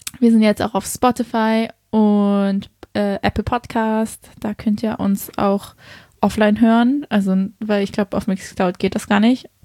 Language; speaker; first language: German; early bilingual, other home language; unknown